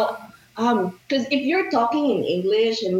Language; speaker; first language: English; non-native, local second language; Filipino